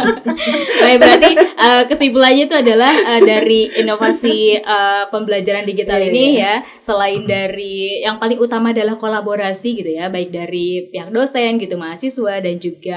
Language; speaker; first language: Indonesian; native; Indonesian